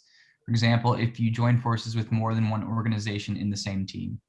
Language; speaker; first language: English; native; English